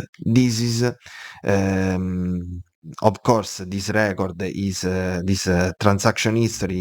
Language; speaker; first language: English; non-native, fluent; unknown